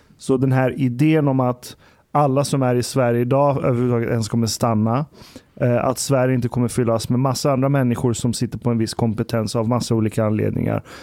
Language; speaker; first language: Swedish; early bilingual, other home language; Persian